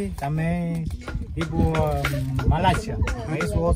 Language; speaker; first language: Portuguese; non-native, learner; Vietnamese